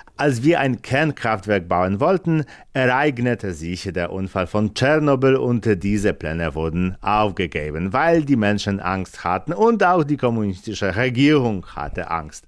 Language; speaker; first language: German; non-native, fluent; Polish